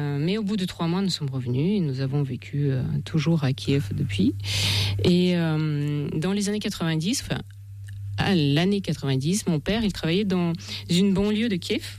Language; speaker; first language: French; non-native, fluent; Russian